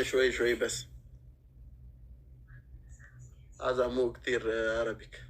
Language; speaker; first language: Arabic; non-native, learner; Amharic